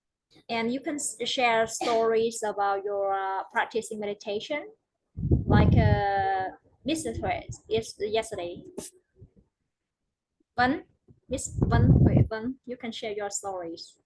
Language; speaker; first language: English; non-native, learner; Vietnamese